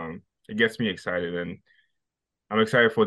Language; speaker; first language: English; non-native, fluent; Haitian Creole